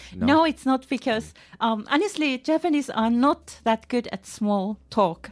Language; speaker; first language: English; non-native, fluent; Finnish